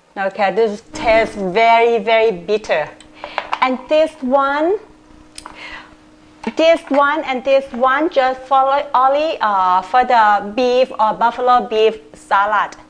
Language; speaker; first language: English; non-native, local second language; Thai